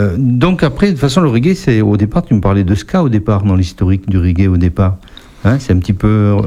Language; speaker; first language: French; native; French